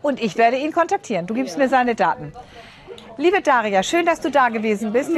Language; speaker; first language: German; native; German